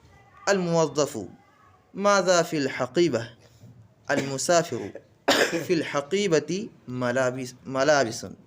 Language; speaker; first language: Arabic; non-native, learner; Bangla